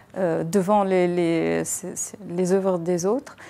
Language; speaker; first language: French; non-native, local second language; Arabic